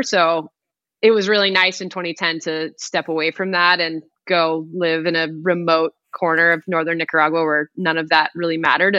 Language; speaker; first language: English; native; English